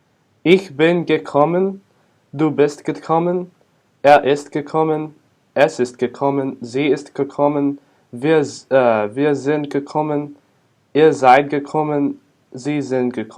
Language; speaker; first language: German; non-native, learner; English